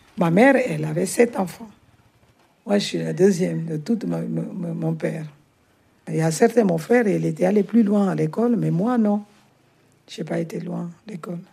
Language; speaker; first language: French; non-native, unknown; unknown